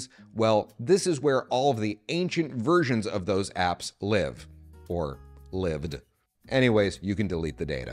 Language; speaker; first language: English; native; English